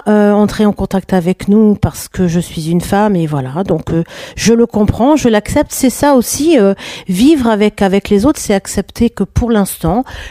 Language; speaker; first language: French; native; French